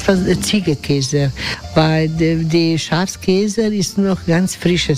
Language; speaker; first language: German; non-native, learner; Croatian